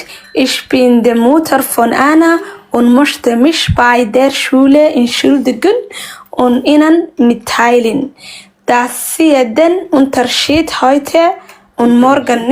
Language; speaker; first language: German; non-native, learner; Somali